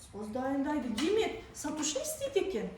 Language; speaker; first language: Kazakh; native; Kazakh